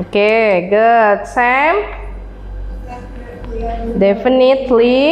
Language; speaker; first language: English; non-native, learner; Indonesian